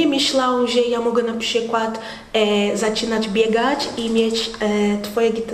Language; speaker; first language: Polish; non-native, learner; Portuguese